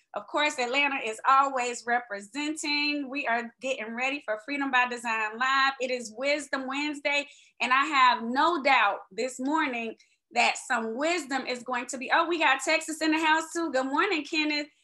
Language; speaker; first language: English; native; English